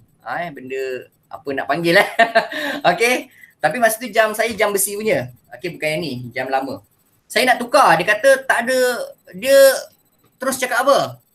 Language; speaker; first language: Malay; native; Malay